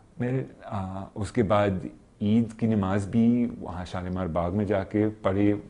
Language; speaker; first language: Urdu; non-native, fluent; English